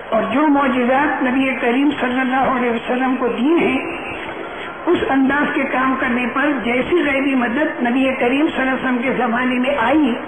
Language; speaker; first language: Urdu; non-native, local second language; Gujarati